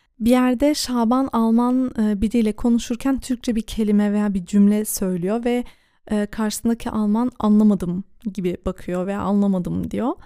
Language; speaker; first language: Turkish; early bilingual, heritage; Turkish